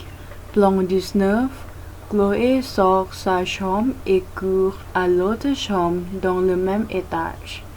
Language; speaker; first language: French; non-native, learner; Thai